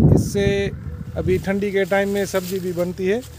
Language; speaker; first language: Hindi; non-native, local second language; Gujarati